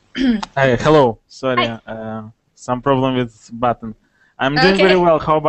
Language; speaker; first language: English; non-native, learner; Russian